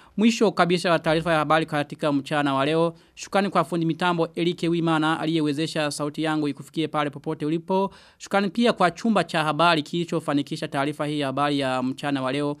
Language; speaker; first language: Swahili; non-native, local second language; Rundi